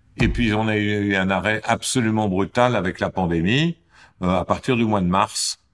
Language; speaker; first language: French; native; French